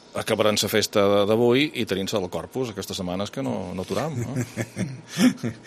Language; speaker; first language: Catalan; native; Catalan